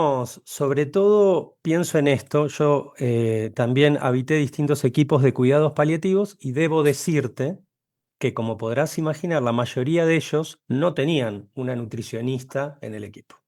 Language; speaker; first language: Spanish; native; Spanish